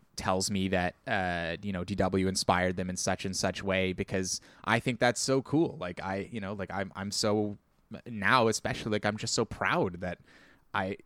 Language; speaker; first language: English; native; English